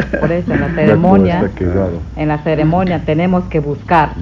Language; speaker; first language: Spanish; non-native, local second language; Shipibo-Conibo